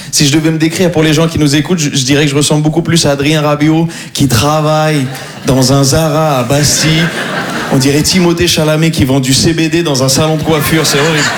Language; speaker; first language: French; non-native, local second language; Arabic